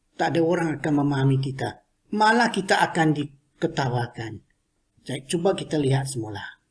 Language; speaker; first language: Malay; non-native, local second language; Chinese